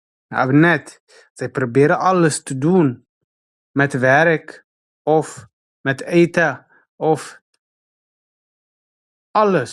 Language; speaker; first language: Dutch; non-native, fluent; Tigrinya